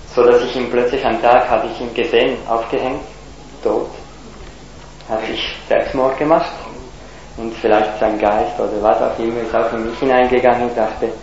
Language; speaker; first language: German; non-native, fluent; Italian